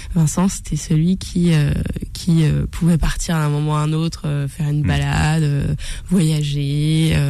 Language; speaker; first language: French; native; French